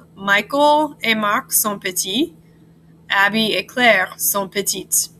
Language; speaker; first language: French; non-native, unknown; English